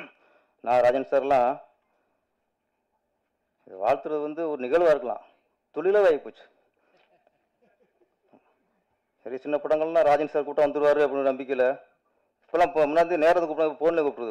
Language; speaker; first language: Tamil; native; Tamil